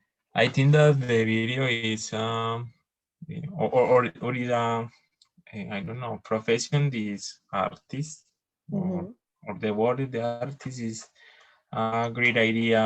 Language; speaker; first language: English; non-native, learner; Spanish